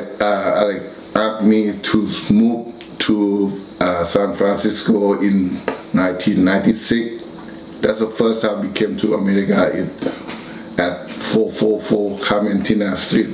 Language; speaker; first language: English; non-native, learner; Thai